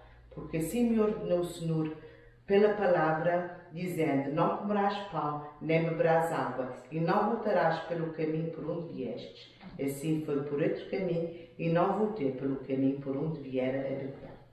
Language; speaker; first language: Portuguese; native; Portuguese